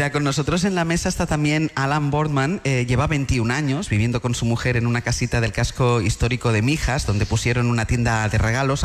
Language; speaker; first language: Spanish; native; Spanish